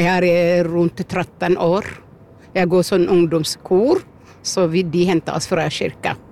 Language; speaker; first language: Norwegian; non-native, learner; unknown